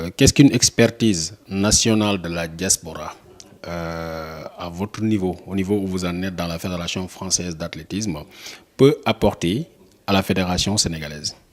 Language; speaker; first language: French; non-native, local second language; Wolof